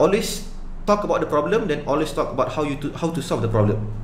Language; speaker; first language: English; non-native, local second language; Malay